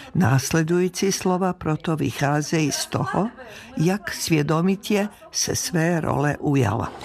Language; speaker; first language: Czech; native; Czech